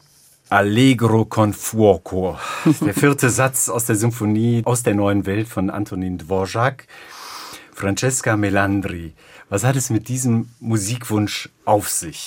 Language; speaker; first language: German; native; German